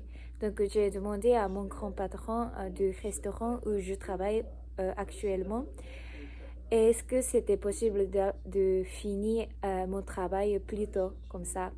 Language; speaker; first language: French; non-native, learner; Japanese